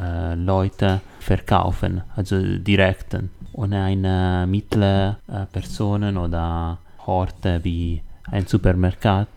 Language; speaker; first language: German; non-native, learner; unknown